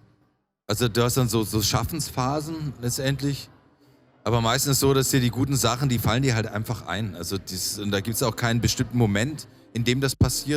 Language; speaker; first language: German; native; German